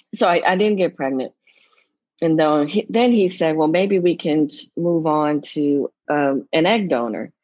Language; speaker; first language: English; native; English